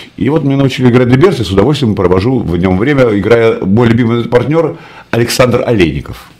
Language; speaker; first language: Russian; native; Russian